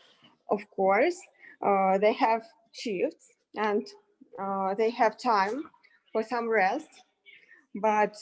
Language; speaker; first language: English; non-native, fluent; Russian